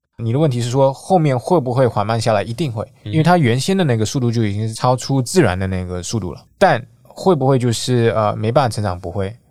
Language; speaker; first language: Chinese; native; Chinese